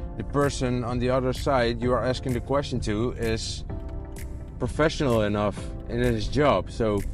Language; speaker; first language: English; non-native, fluent; Dutch